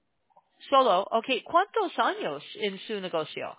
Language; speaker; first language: Spanish; non-native, learner; English